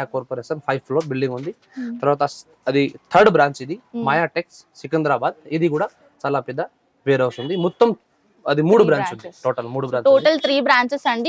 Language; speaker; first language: Telugu; non-native, local second language; Hindi